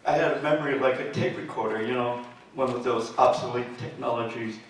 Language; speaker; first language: English; native; English